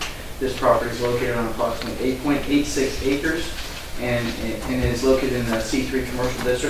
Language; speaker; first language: English; native; English